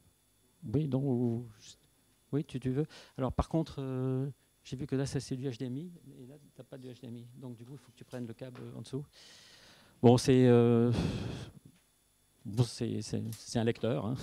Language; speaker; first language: French; native; French